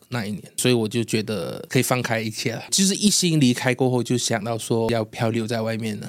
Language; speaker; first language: Chinese; native; Chinese